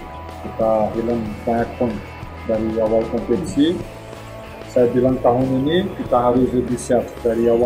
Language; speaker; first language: Indonesian; non-native, fluent; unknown